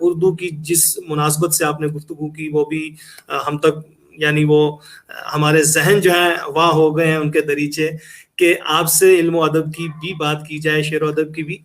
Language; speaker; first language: Urdu; native; Urdu